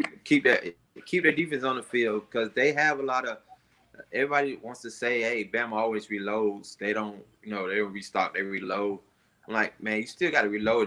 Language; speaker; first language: English; native; English